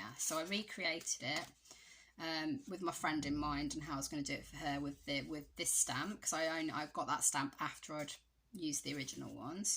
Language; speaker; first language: English; native; English